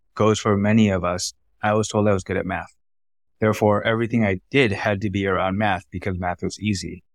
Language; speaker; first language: English; early bilingual, other home language; Vietnamese